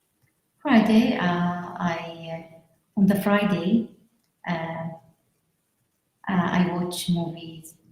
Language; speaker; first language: English; non-native, learner; Arabic